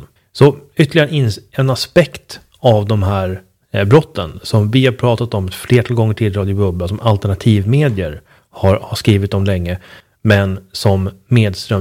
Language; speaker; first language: Swedish; native; Swedish